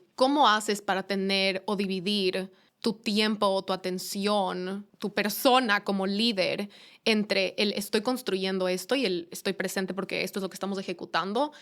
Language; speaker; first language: Spanish; native; Spanish